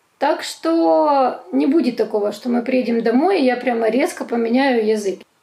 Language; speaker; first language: Russian; native; Russian